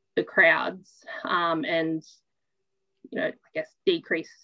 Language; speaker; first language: English; native; English